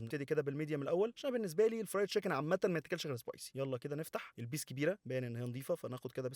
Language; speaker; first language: Arabic; native; Arabic